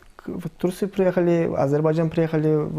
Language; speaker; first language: Russian; non-native, learner; Turkish